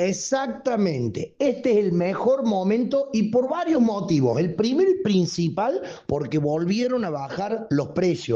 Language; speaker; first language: Spanish; native; Spanish